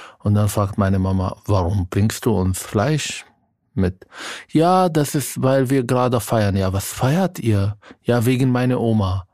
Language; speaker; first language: German; non-native, fluent; Arabic